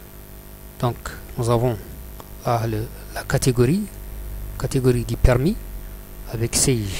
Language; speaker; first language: French; non-native, local second language; Arabic